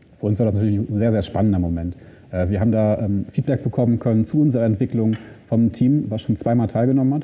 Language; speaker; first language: German; native; German